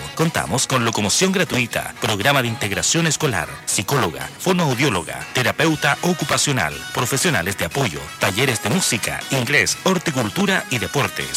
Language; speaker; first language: Spanish; native; Spanish